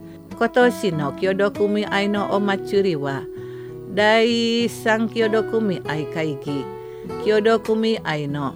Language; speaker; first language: Japanese; non-native, learner; Indonesian